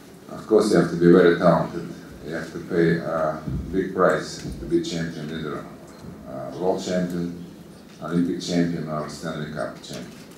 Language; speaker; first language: English; non-native, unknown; Russian